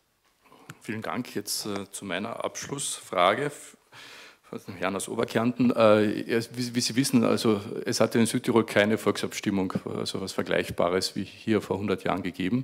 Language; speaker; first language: German; native; German